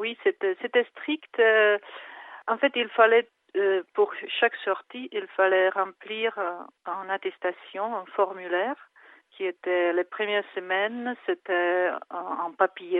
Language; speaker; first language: French; non-native, fluent; Czech